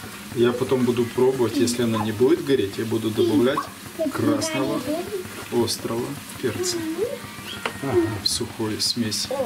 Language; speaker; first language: Russian; native; Russian